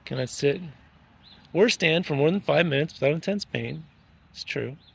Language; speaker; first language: English; native; English